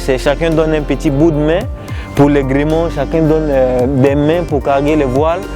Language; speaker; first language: French; non-native, local second language; Mossi